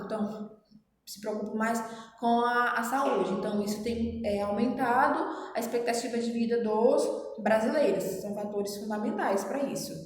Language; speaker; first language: Portuguese; native; Portuguese